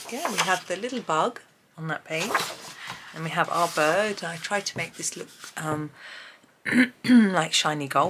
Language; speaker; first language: English; native; English